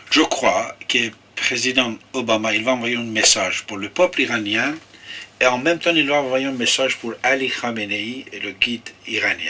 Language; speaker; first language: French; non-native, fluent; Persian